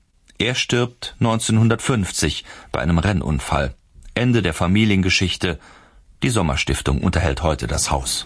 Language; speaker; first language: German; native; German